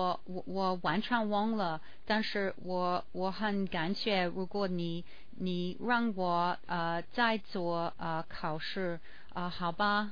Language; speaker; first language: Chinese; non-native, learner; English